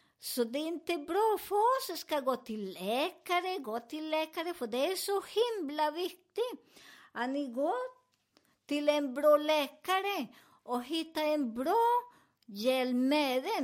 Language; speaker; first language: Swedish; non-native, fluent; Spanish